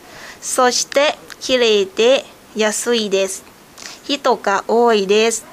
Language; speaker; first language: Japanese; non-native, learner; Thai